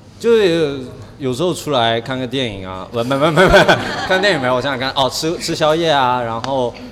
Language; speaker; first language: Chinese; non-native, local second language; Min Nan Chinese